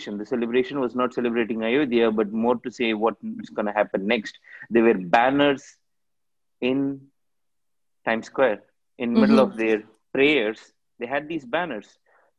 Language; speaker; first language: English; non-native, local second language; Tamil